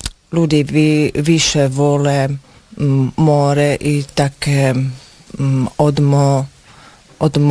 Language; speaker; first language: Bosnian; non-native, learner; Slovak